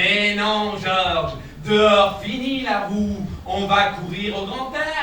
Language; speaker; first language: French; native; French